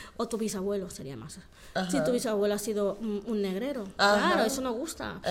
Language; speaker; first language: Spanish; native; Spanish